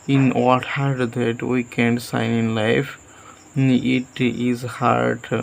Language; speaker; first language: English; non-native, local second language; Bangla